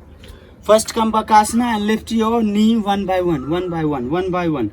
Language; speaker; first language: English; non-native, local second language; Hindi